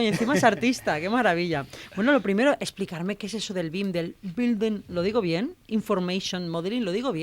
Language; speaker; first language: Spanish; native; Spanish